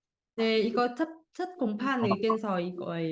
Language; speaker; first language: Korean; non-native, fluent; Vietnamese